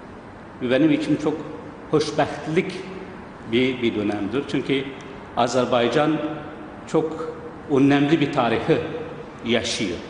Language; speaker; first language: Turkish; non-native, learner; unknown